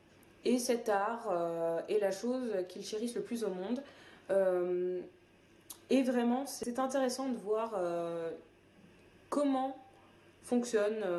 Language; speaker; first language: French; native; French